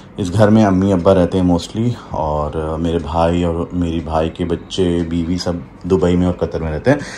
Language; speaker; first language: Hindi; native; Hindi